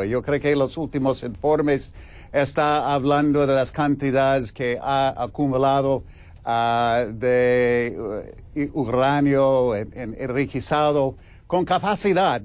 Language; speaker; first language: Spanish; non-native, fluent; English